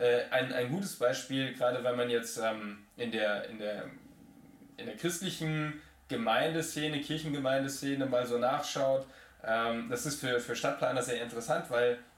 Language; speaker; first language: German; native; German